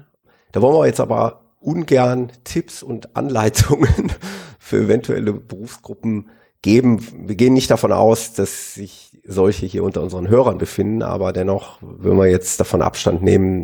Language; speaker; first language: German; native; German